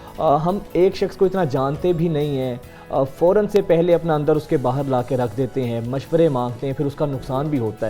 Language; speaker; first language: Urdu; native; Urdu